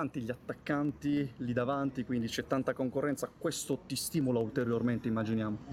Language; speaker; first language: Italian; native; Italian